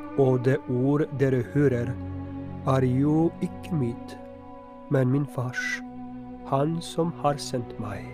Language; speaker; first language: Norwegian; non-native, fluent; Polish